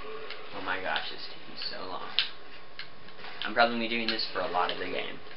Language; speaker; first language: English; native; English